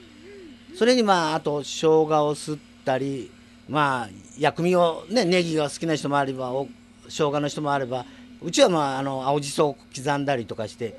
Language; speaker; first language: Japanese; native; Japanese